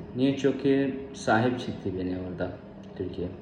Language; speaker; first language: Turkish; non-native, learner; Urdu